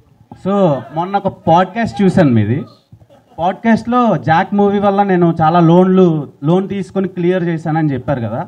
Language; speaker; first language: Telugu; native; Telugu